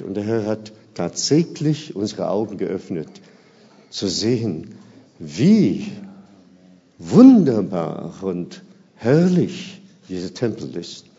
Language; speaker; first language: German; non-native, fluent; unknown